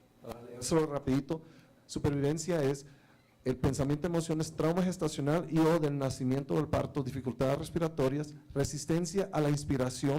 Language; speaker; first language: Spanish; native; Spanish